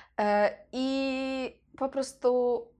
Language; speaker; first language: Polish; non-native, learner; Russian